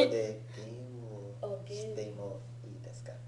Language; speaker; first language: Japanese; non-native, learner; English